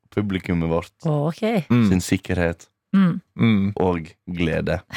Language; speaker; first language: Norwegian; native; Norwegian